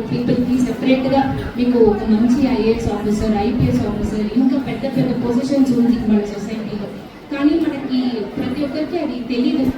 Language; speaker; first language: Telugu; non-native, fluent; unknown